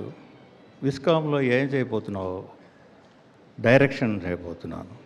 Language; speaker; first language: Telugu; non-native, learner; Tamil